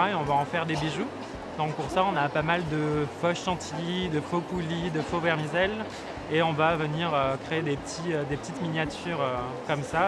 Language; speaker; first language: French; native; French